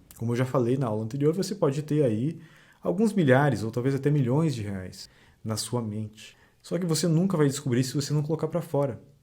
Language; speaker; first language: Portuguese; native; Portuguese